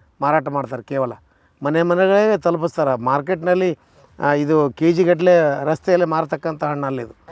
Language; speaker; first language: Kannada; native; Kannada